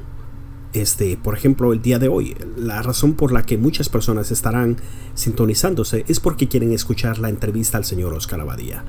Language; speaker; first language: Spanish; early bilingual, heritage; Spanish